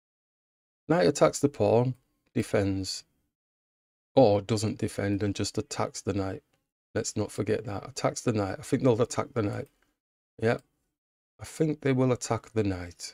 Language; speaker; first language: English; native; English